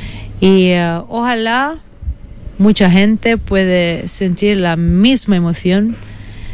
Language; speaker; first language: Spanish; non-native, fluent; Italian